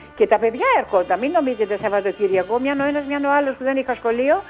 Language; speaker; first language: Greek; native; Greek